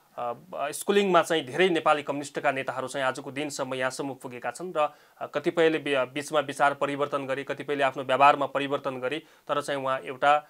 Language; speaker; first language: Nepali; native; Nepali